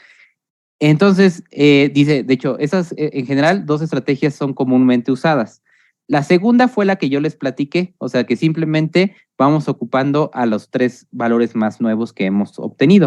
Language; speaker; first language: Spanish; native; Spanish